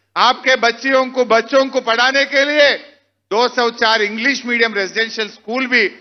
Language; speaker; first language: Hindi; non-native, local second language; Telugu